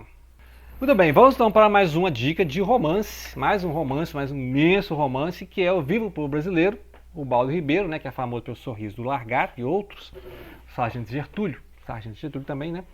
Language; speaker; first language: Portuguese; native; Portuguese